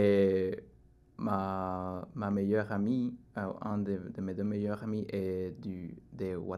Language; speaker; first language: French; non-native, learner; Spanish